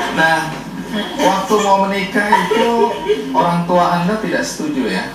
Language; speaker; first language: Indonesian; native; Indonesian